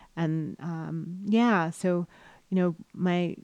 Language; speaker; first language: English; native; English